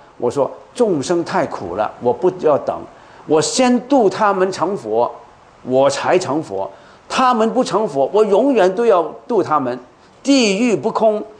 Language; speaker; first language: Chinese; non-native, local second language; Cantonese